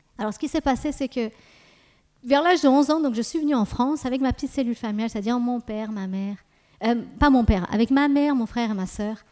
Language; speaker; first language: French; early bilingual, other home language; Persian